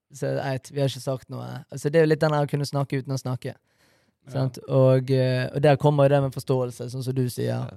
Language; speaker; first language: Norwegian; early bilingual, other home language; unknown